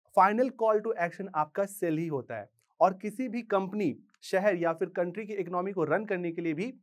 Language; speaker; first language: Hindi; native; Hindi